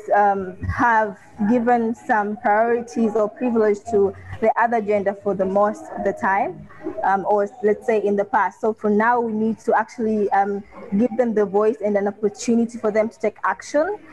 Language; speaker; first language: English; non-native, local second language; Swahili